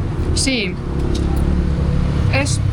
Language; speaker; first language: Spanish; non-native, fluent; Estonian